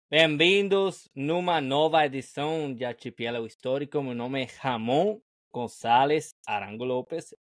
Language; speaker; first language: Portuguese; non-native, learner; Spanish